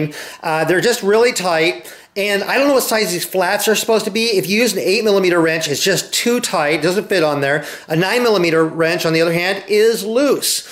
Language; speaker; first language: English; native; English